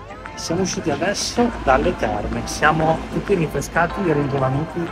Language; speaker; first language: Italian; native; Italian